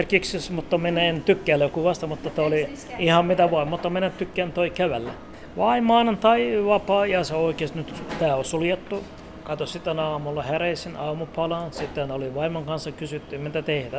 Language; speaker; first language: Finnish; non-native, learner; Turkish